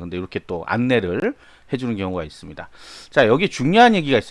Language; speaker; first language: Korean; native; Korean